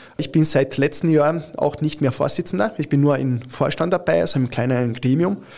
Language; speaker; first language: German; early bilingual, other home language; Italian